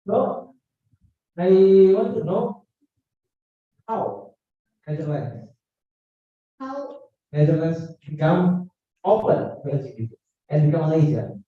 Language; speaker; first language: English; non-native, learner; Indonesian